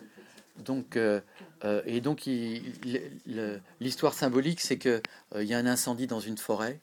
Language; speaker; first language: French; native; French